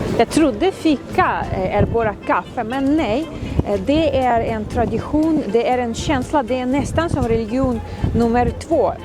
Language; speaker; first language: Swedish; non-native, fluent; Ukrainian